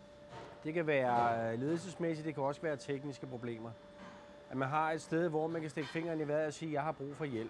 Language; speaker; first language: Danish; native; Danish